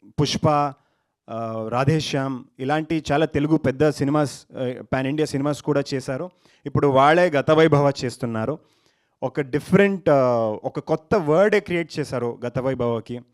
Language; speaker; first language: Telugu; non-native, learner; Kannada